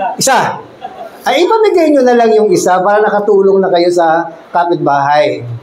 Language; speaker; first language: Filipino; native; Filipino